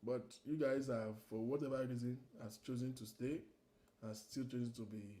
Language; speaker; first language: English; non-native, local second language; Yoruba